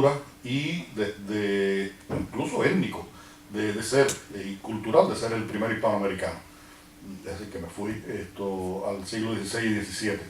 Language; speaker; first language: Spanish; native; Spanish